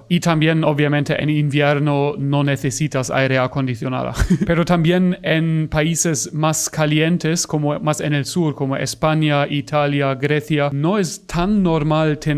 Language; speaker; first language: Spanish; non-native, fluent; German